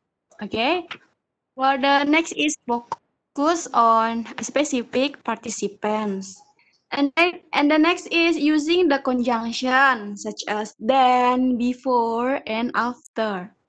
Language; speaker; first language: English; non-native, learner; Indonesian